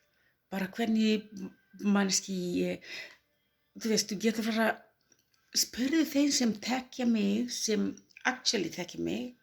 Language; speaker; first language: Icelandic; non-native, learner; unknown